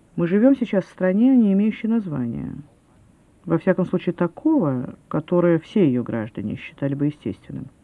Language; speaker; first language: Russian; native; Russian